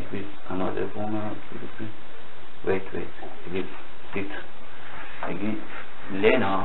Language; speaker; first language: English; non-native, learner; Russian